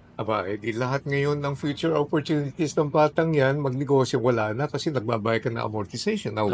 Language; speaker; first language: Filipino; non-native, local second language; Min Nan Chinese